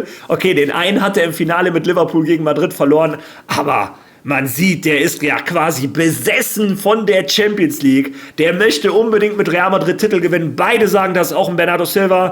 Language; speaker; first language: German; native; German